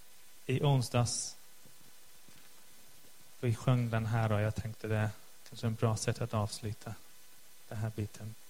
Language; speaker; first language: Swedish; non-native, fluent; English